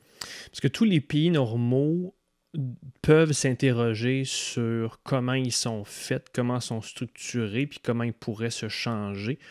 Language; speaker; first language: French; native; French